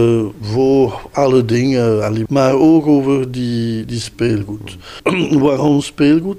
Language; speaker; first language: Dutch; non-native, local second language; French